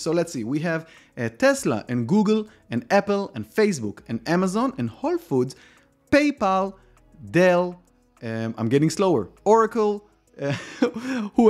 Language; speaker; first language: English; non-native, fluent; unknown